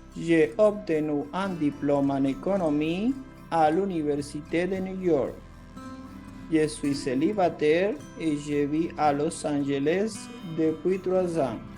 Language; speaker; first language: French; non-native, fluent; Spanish